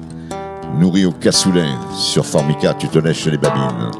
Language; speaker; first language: French; native; French